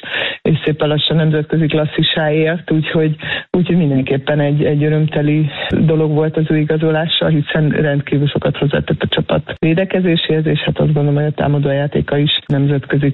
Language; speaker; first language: Hungarian; native; Hungarian